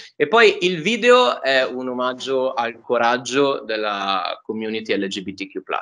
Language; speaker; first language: Italian; native; Italian